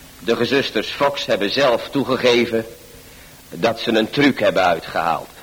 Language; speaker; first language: Dutch; native; Dutch